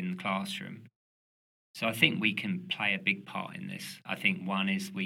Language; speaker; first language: English; native; English